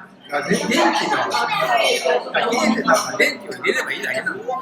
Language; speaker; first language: Japanese; native; Japanese